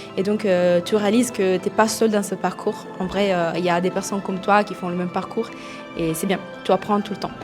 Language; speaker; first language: French; non-native, fluent; Italian